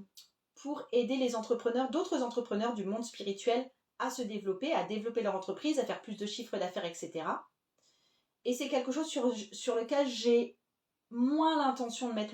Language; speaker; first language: French; native; French